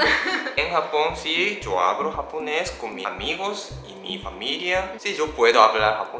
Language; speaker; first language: Spanish; non-native, learner; Japanese